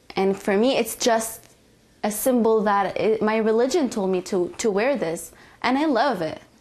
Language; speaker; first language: English; native; English